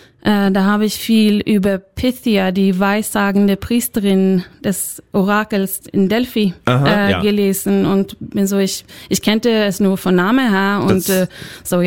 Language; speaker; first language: German; non-native, fluent; Swedish